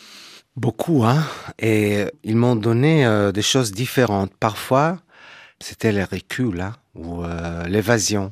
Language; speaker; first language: French; non-native, fluent; Hebrew